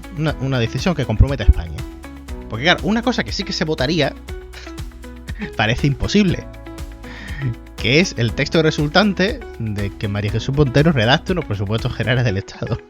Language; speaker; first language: Spanish; native; Spanish